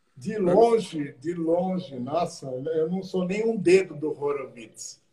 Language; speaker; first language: Portuguese; native; Portuguese